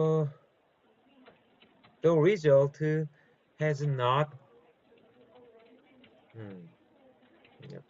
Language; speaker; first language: English; non-native, learner; Korean